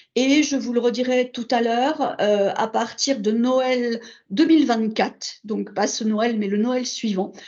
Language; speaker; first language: French; native; French